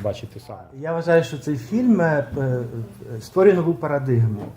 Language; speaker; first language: Ukrainian; early bilingual, heritage; Ukrainian